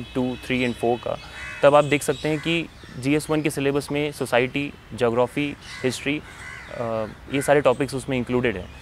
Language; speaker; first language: Hindi; native; Hindi